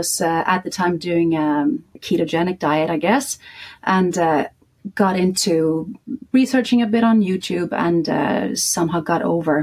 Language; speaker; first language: English; non-native, fluent; Icelandic